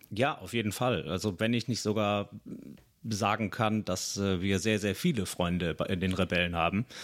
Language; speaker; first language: German; native; German